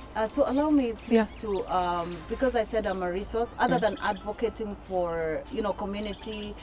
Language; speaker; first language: English; non-native, local second language; Kikuyu